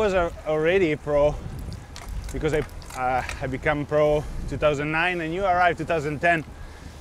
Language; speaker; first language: English; non-native, fluent; Italian